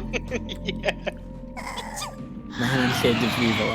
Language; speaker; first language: Welsh; non-native, local second language; English